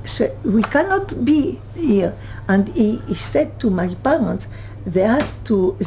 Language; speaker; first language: English; non-native, learner; French